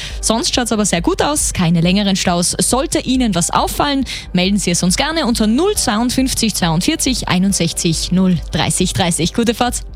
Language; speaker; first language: German; native; German